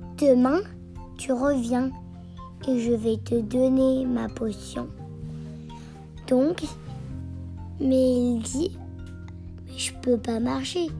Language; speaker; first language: French; non-native, learner; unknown